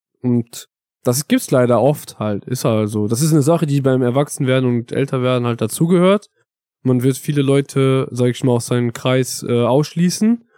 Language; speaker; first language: German; early bilingual, other home language; Italian